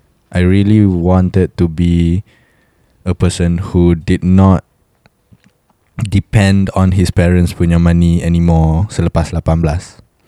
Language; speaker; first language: English; non-native, local second language; Malay